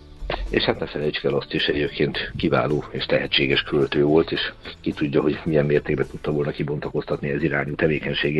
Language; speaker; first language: Hungarian; native; Hungarian